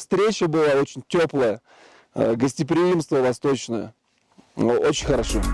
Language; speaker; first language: Russian; native; Russian